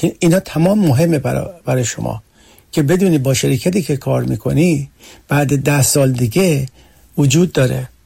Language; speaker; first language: Persian; early bilingual, heritage; Persian